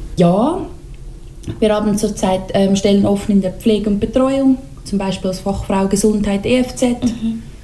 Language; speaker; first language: German; native; German